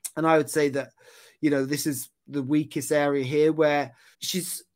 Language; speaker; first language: English; native; English